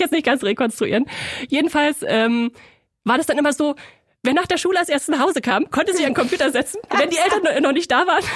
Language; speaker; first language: German; native; German